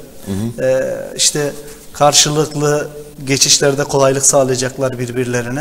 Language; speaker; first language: Turkish; native; Turkish